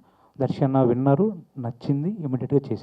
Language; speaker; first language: Telugu; native; Telugu